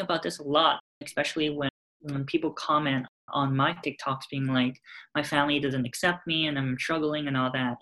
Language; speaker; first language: English; non-native, local second language; Cantonese